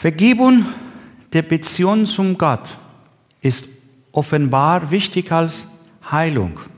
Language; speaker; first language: German; non-native, learner; Persian